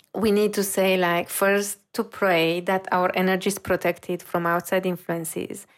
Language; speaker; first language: English; non-native, fluent; Romanian